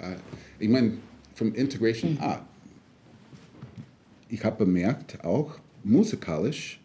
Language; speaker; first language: German; non-native, fluent; English